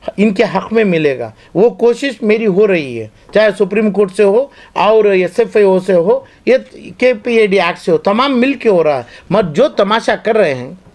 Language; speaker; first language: Hindi; non-native, local second language; Urdu